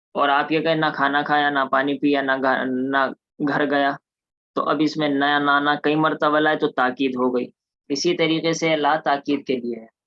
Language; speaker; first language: Urdu; native; Urdu